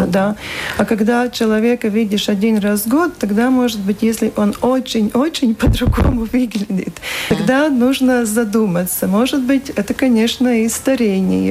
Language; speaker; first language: Russian; non-native, local second language; Latvian